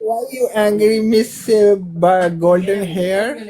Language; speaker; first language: English; non-native, learner; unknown